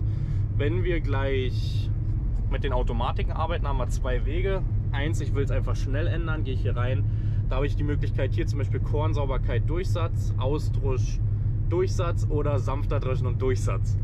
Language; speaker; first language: German; native; German